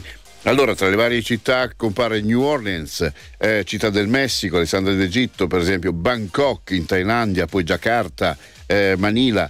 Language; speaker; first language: Italian; native; Italian